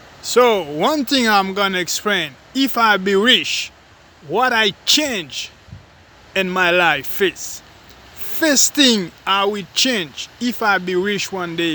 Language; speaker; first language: English; non-native, learner; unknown